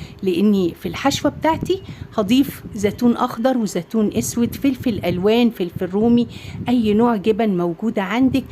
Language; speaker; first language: Arabic; native; Arabic